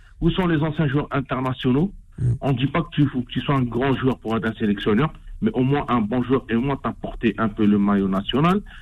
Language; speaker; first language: French; non-native, local second language; Arabic